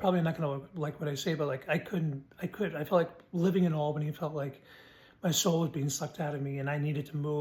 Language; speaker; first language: English; native; English